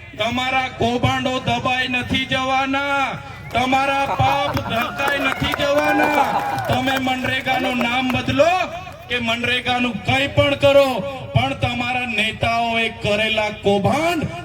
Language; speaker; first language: Gujarati; non-native, local second language; Vasavi